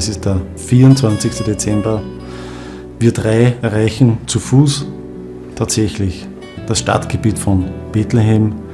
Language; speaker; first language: German; native; German